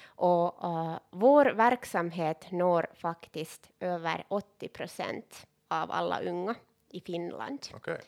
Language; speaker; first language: Swedish; non-native, local second language; Finnish